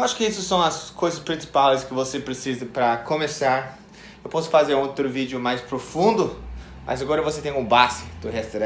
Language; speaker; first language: Portuguese; non-native, fluent; English